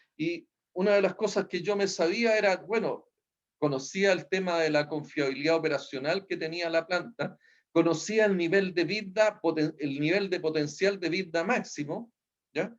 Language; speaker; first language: Spanish; native; Spanish